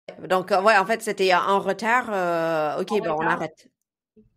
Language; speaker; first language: French; non-native, fluent; English